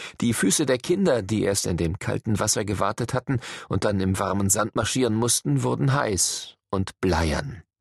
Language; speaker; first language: German; native; German